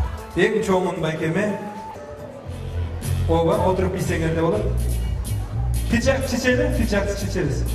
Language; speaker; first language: Kyrgyz; native; Kyrgyz